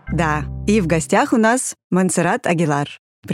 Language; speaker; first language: Russian; native; Russian